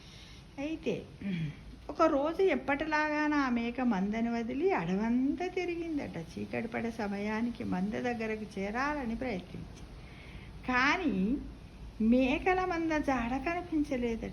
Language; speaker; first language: Telugu; native; Telugu